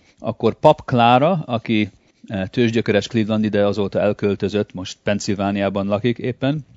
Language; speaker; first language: Hungarian; early bilingual, heritage; Hungarian